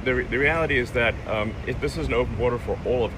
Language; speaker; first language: English; native; English